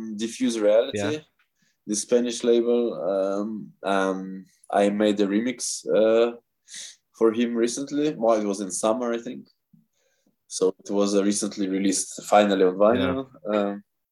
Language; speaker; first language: English; non-native, fluent; Russian